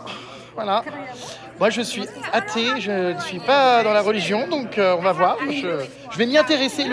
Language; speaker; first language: French; native; French